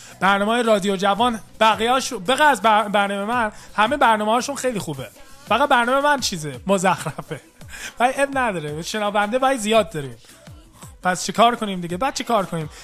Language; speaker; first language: Persian; early bilingual, heritage; Persian